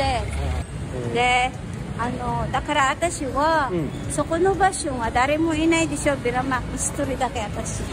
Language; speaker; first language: Japanese; non-native, learner; Filipino